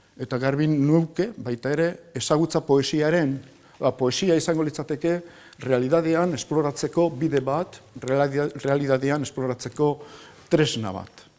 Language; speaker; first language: Basque; native; Basque